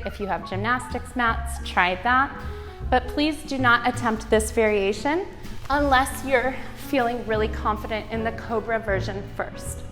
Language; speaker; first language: English; native; English